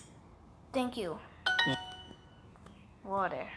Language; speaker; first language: English; non-native, learner; Portuguese